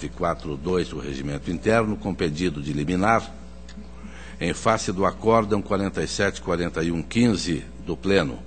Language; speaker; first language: Portuguese; native; Portuguese